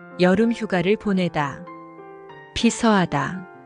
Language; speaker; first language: Korean; native; Korean